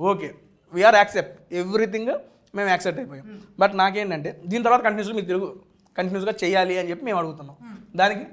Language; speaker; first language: Telugu; native; Telugu